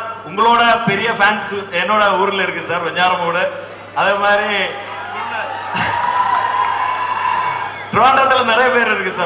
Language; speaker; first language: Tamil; non-native, learner; Malayalam